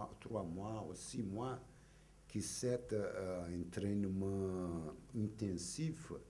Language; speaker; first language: French; non-native, fluent; Portuguese